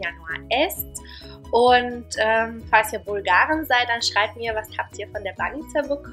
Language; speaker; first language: German; non-native, fluent; Bulgarian